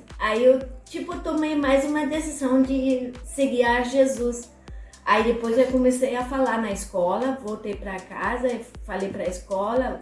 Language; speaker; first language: Portuguese; non-native, fluent; German